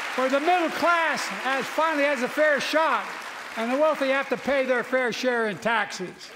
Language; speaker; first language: English; native; English